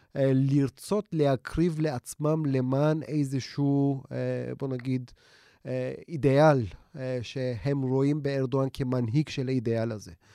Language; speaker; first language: Hebrew; non-native, fluent; Turkish